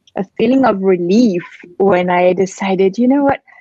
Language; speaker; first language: English; non-native, fluent; French